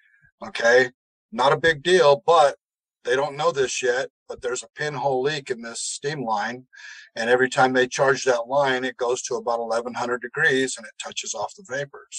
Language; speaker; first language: English; native; English